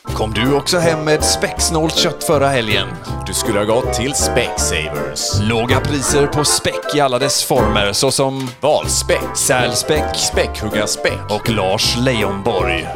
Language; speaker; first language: Swedish; native; Swedish